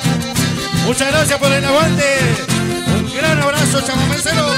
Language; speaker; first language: Spanish; native; Spanish